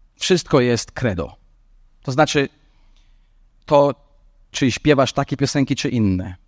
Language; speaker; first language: Polish; non-native, fluent; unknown